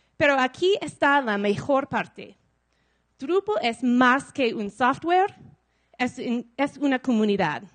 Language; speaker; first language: Spanish; non-native, learner; English